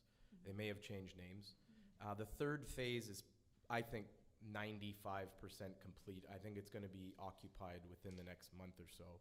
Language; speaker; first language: English; native; English